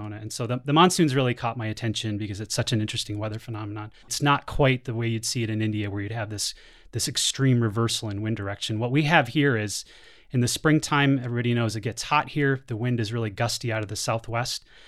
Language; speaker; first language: English; native; English